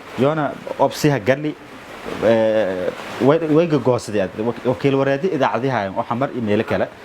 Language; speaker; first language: Somali; non-native, local second language; Maay